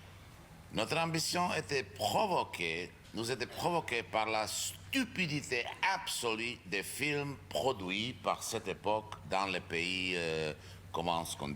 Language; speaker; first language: French; non-native, fluent; Czech